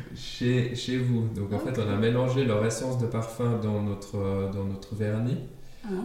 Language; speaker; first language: French; non-native, fluent; German